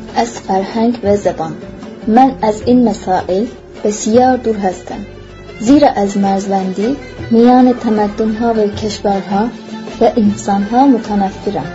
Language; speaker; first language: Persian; non-native, fluent; Turkish